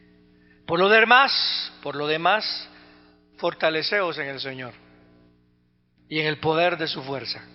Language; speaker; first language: Spanish; native; Spanish